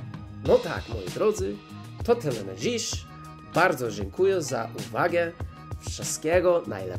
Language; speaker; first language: Polish; non-native, learner; English